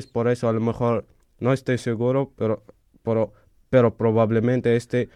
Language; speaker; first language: Spanish; non-native, fluent; Arabic